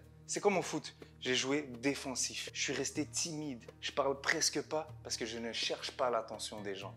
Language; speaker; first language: French; native; French